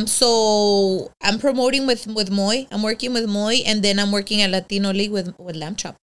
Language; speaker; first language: English; early bilingual, other home language; Spanish